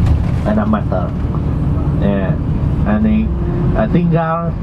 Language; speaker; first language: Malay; non-native, learner; Vietnamese